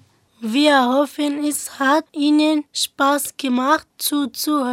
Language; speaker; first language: German; non-native, learner; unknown